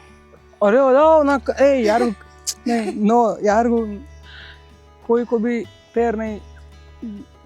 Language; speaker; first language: Hindi; non-native, local second language; Kannada